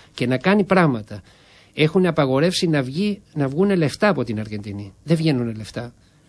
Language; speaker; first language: Greek; non-native, fluent; Spanish